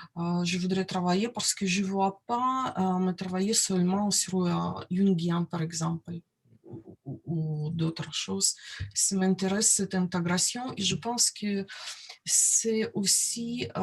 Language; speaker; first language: French; non-native, learner; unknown